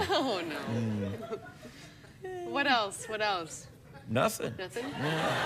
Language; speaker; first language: English; native; English